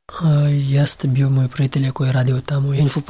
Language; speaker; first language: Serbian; non-native, learner; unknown